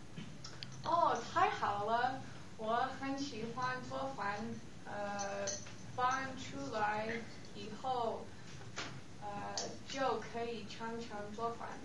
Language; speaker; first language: Chinese; non-native, learner; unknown